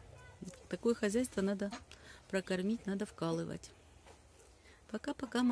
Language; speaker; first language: Russian; native; Russian